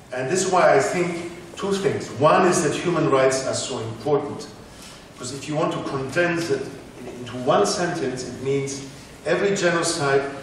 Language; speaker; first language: English; non-native, fluent; German